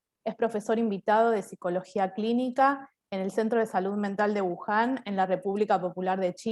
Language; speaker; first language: Spanish; native; Spanish